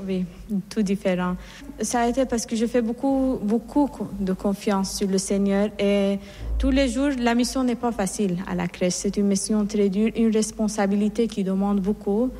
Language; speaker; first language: French; non-native, fluent; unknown